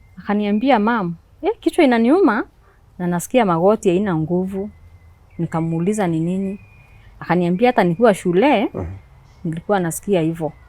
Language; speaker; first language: Swahili; non-native, local second language; Meru